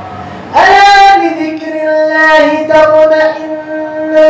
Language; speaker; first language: Arabic; native; Arabic